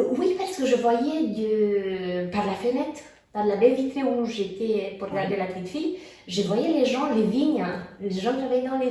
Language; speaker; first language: French; non-native, fluent; Romanian